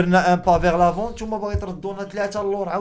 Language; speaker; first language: Arabic; native; Arabic